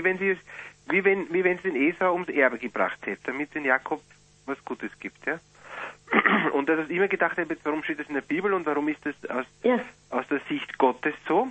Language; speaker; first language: German; native; German